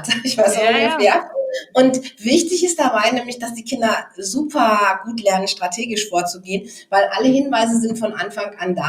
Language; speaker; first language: German; native; German